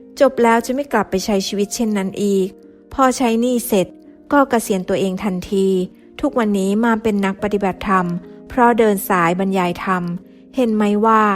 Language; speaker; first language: Thai; native; Thai